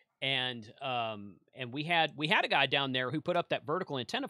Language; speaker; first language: English; native; English